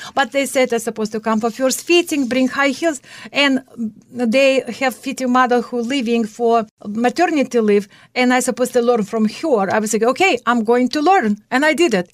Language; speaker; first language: English; non-native, fluent; Russian